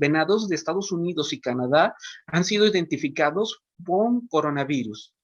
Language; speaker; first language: Spanish; native; Spanish